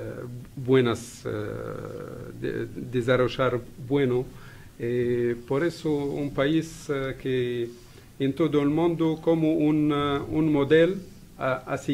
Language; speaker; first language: Spanish; non-native, fluent; Arabic